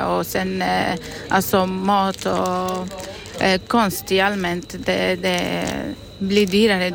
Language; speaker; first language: Swedish; non-native, learner; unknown